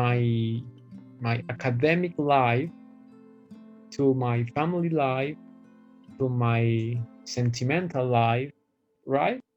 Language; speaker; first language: English; non-native, fluent; Spanish